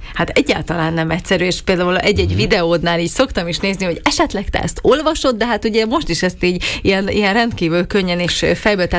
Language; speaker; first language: Hungarian; native; Hungarian